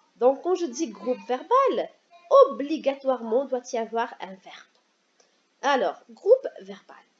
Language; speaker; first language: French; non-native, local second language; Arabic